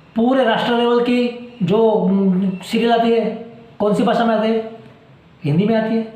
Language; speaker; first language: Hindi; non-native, local second language; Gujarati